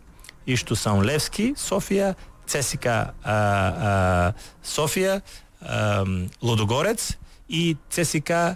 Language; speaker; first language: Portuguese; non-native, learner; Bulgarian